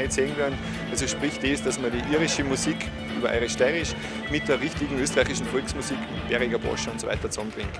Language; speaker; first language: German; native; German